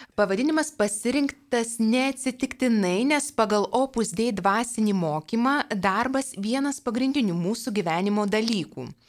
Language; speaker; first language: Lithuanian; native; Lithuanian